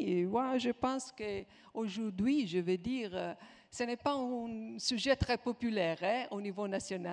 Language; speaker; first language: French; non-native, fluent; Italian